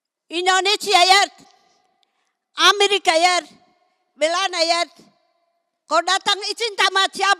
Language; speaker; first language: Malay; non-native, local second language; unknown